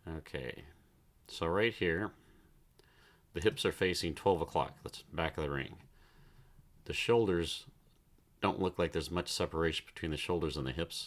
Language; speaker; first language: English; native; English